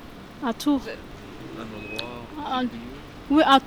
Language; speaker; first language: French; non-native, learner; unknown